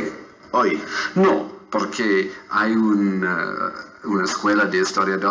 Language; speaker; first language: Spanish; non-native, fluent; English